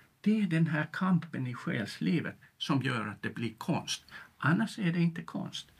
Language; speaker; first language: Swedish; non-native, local second language; Finnish